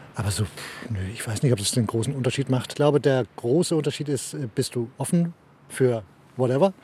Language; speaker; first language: German; early bilingual, heritage; German